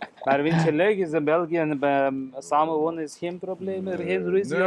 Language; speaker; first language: Dutch; non-native, learner; Hindi